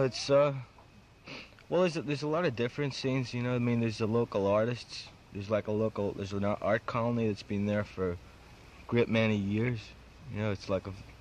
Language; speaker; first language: English; native; English